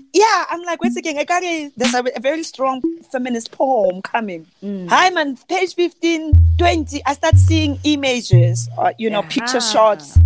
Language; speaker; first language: English; non-native, local second language; Southern Sotho